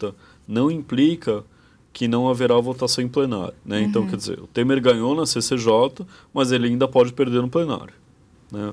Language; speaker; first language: Portuguese; native; Portuguese